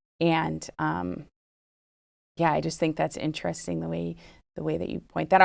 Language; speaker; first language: English; native; English